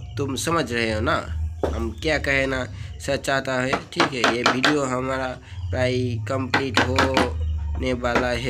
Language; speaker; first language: Hindi; non-native, local second language; Bangla